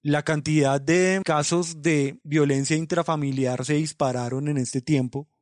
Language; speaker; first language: Spanish; native; Spanish